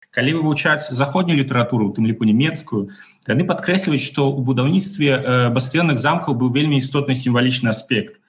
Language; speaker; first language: Belarusian; non-native, local second language; Russian